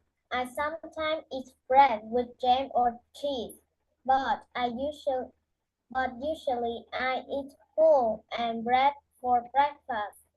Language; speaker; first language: English; non-native, learner; Vietnamese